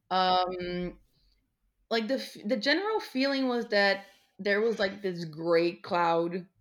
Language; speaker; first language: English; non-native, fluent; Portuguese